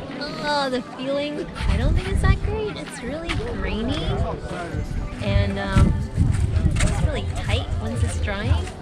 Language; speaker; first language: English; native; English